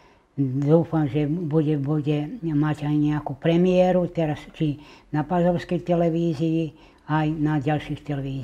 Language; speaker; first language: Slovak; native; Slovak